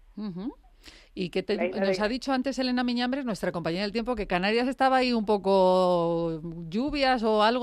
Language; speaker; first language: Spanish; native; Spanish